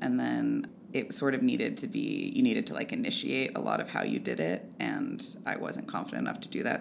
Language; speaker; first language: English; native; English